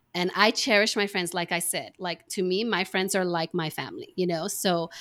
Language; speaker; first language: English; native; English